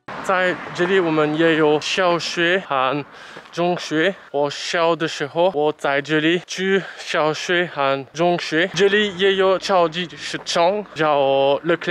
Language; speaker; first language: Chinese; non-native, learner; French